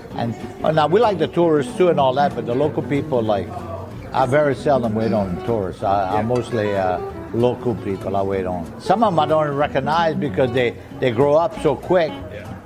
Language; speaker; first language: English; early bilingual, other home language; French